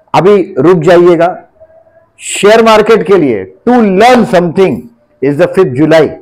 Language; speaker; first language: Hindi; native; Hindi